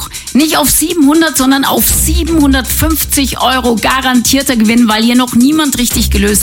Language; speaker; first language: German; native; German